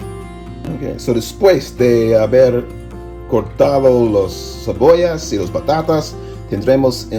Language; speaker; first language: Spanish; non-native, learner; English